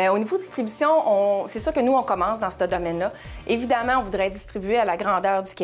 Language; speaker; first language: French; native; French